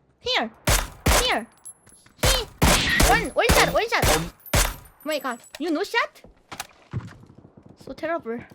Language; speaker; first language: English; non-native, learner; Korean